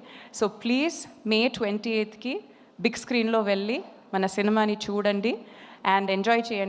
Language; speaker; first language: Telugu; non-native, fluent; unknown